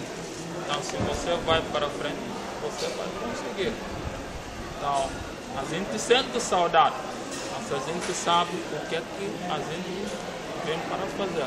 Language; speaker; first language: Portuguese; non-native, local second language; Upper Guinea Crioulo